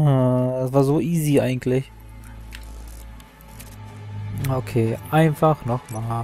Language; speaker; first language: German; native; German